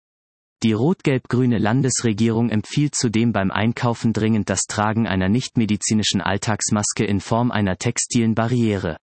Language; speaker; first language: German; native; German